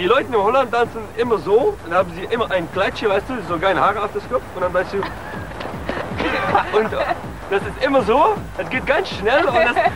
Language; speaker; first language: German; non-native, learner; Dutch